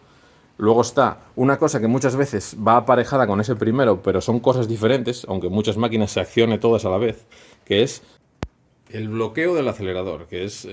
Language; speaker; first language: Spanish; native; Spanish